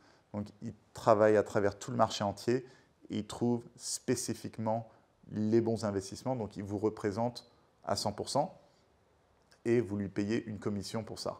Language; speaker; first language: French; native; French